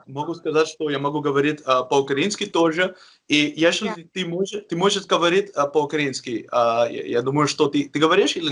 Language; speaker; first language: Russian; non-native, learner; Dutch